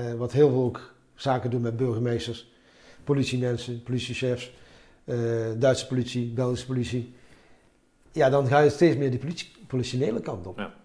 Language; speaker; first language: Dutch; early bilingual, other home language; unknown